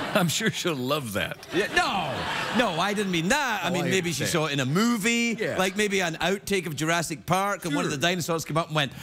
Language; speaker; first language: English; native; English